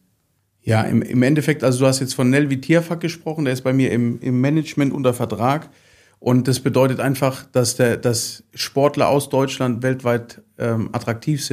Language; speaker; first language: German; native; German